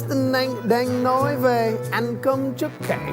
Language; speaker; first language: Vietnamese; non-native, learner; English